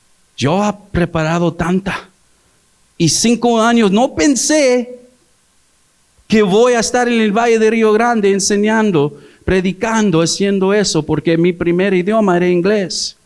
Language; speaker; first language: Spanish; early bilingual, heritage; English